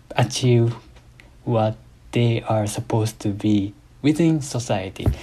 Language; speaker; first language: English; non-native, fluent; Japanese